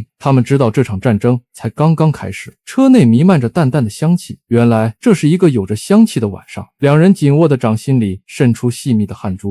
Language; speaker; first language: Chinese; native; Chinese